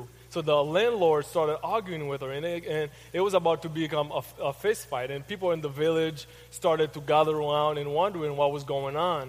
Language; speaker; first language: English; non-native, fluent; Haitian Creole